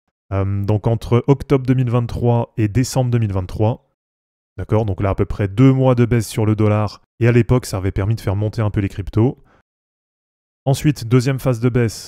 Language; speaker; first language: French; native; French